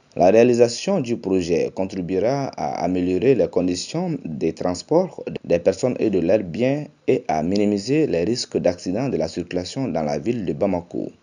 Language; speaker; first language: French; non-native, local second language; Bambara